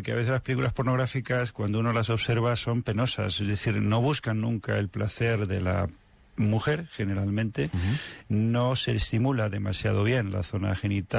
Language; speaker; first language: Spanish; native; Spanish